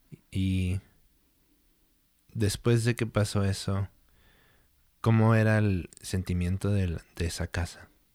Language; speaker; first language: Spanish; early bilingual, heritage; Spanish